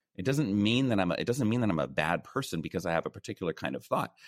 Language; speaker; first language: English; native; English